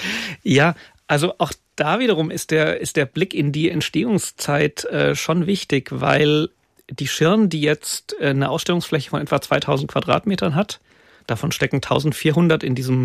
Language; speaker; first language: German; native; German